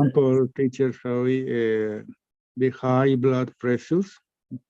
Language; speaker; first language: English; non-native, learner; Spanish